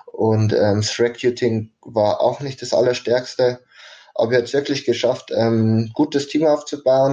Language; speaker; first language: German; native; German